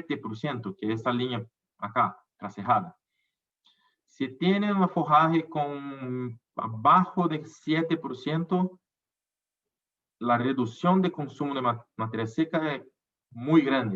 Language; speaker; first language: Spanish; non-native, fluent; Portuguese